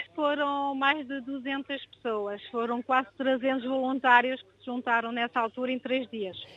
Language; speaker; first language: Portuguese; early bilingual, heritage; French